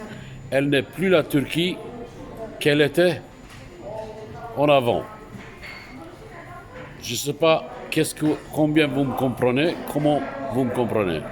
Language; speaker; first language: French; non-native, fluent; Turkish